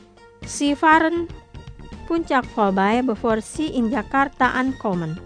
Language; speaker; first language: German; non-native, fluent; Indonesian